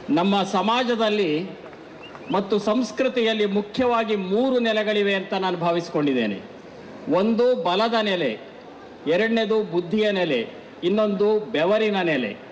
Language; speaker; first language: Kannada; native; Kannada